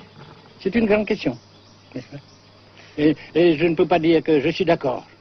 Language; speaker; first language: French; non-native, fluent; Vietnamese